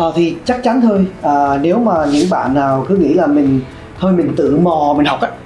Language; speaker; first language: Vietnamese; early bilingual, heritage; Vietnamese